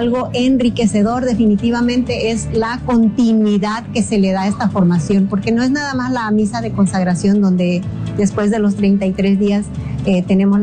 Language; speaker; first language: Spanish; native; Spanish